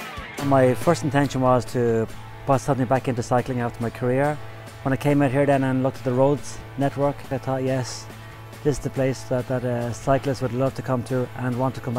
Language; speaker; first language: English; native; English